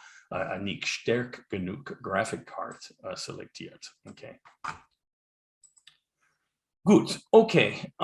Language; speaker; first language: German; non-native, learner; English